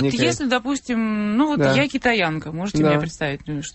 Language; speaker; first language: Russian; native; Russian